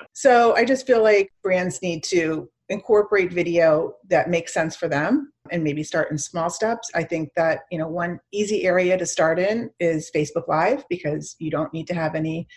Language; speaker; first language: English; native; English